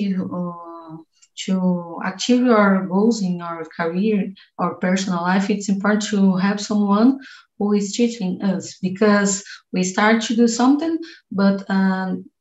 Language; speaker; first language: English; non-native, learner; Portuguese